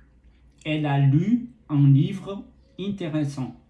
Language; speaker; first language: French; non-native, learner; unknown